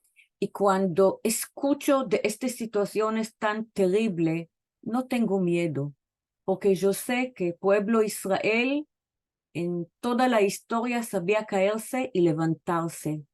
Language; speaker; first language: Spanish; non-native, fluent; Hebrew